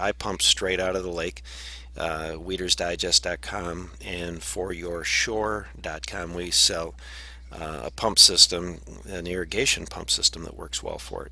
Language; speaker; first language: English; native; English